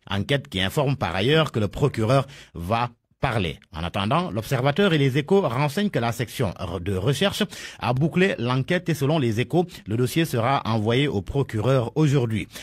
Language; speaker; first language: French; non-native, local second language; Wolof